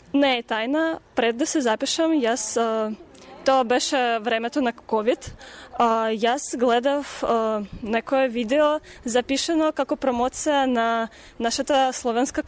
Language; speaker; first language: Macedonian; non-native, fluent; Russian